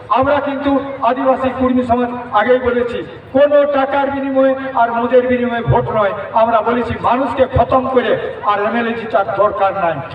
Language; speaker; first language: Bangla; non-native, local second language; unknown